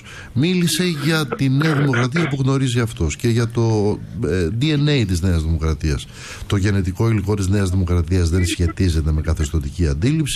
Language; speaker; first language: Greek; native; Greek